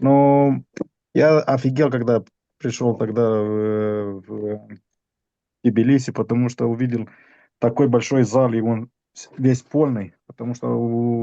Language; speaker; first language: Russian; non-native, fluent; Romanian